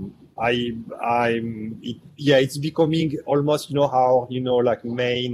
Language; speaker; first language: English; non-native, fluent; French